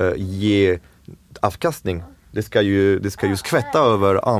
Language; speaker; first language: Swedish; non-native, fluent; French